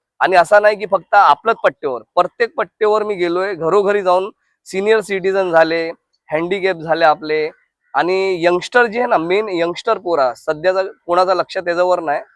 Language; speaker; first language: Marathi; non-native, local second language; Hindi